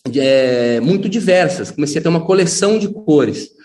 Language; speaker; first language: Portuguese; native; Portuguese